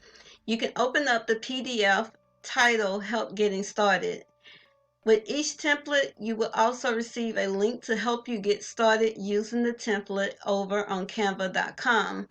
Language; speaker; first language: English; native; English